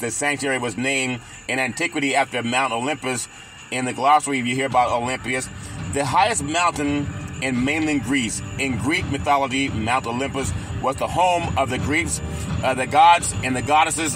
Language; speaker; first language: English; native; English